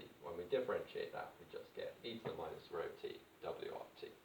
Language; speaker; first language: English; native; English